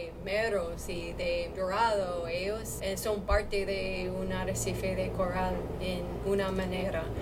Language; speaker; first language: Spanish; non-native, learner; English